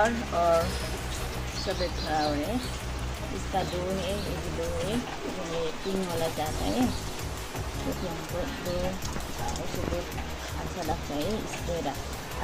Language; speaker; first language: Hindi; non-native, learner; Nepali